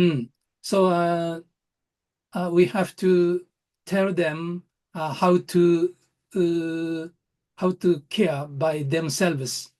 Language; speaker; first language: English; non-native, learner; Japanese